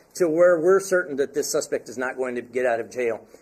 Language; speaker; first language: English; early bilingual, other home language; Spanish